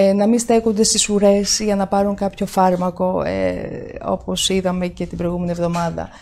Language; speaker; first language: Greek; early bilingual, heritage; Swedish